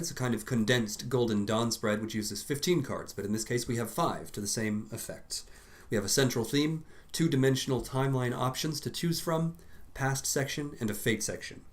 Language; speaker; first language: English; native; English